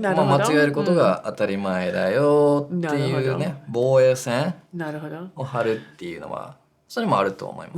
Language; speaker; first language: Japanese; native; Japanese